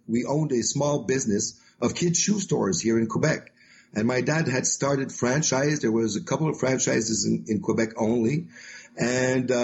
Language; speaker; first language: English; non-native, fluent; French